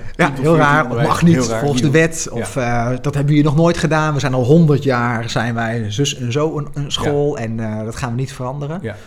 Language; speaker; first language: Dutch; native; Dutch